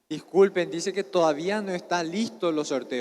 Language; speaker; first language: Spanish; native; Spanish